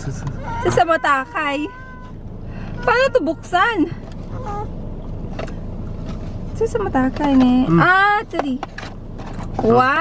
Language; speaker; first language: Chinese; non-native, learner; Filipino